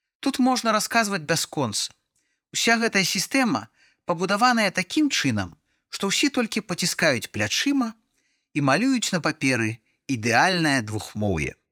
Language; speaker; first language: Belarusian; non-native, local second language; Russian